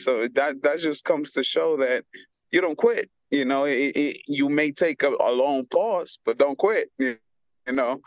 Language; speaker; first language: English; early bilingual, other home language; Spanish